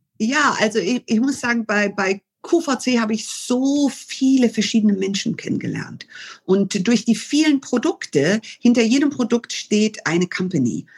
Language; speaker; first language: German; early bilingual, other home language; English